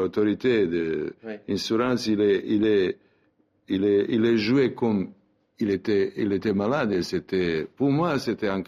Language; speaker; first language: French; non-native, learner; Serbian